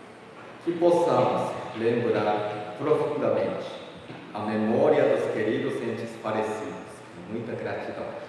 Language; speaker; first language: Portuguese; non-native, fluent; Japanese